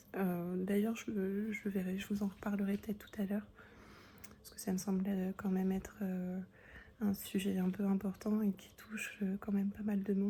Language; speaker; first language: French; native; French